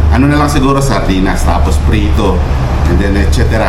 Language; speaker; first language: Filipino; native; Filipino